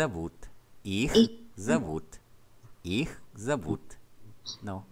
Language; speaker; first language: Russian; non-native, fluent; Vietnamese